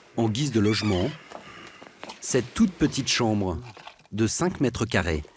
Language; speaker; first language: French; native; French